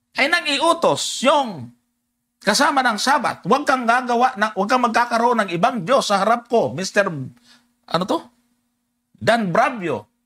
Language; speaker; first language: Filipino; non-native, local second language; Cebuano